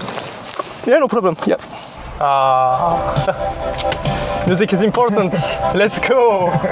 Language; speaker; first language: English; non-native, learner; French